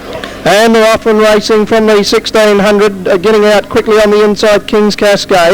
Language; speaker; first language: English; native; English